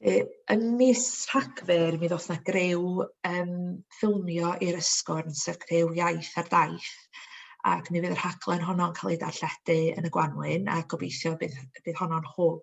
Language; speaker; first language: Welsh; native; Welsh